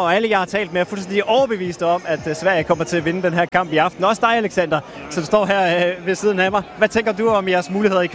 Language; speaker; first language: Danish; native; Danish